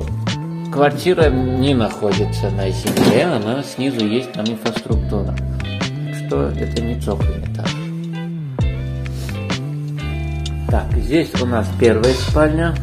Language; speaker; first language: Russian; non-native, fluent; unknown